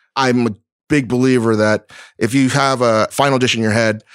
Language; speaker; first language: English; native; English